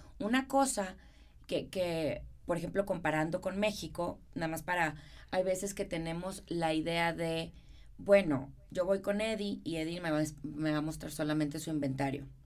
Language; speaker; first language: Spanish; native; Spanish